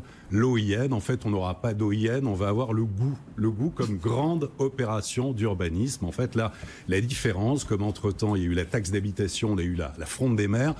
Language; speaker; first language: French; native; French